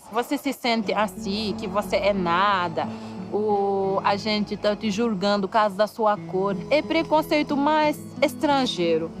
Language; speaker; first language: Portuguese; non-native, fluent; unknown